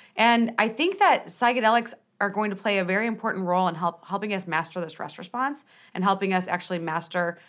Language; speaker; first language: English; native; English